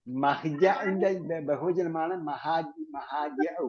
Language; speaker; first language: Arabic; non-native, fluent; Malayalam